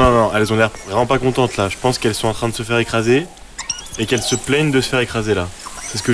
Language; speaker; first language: French; native; French